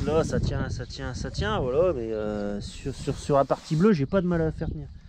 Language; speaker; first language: French; native; French